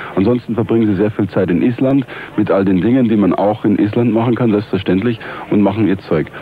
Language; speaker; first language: German; native; German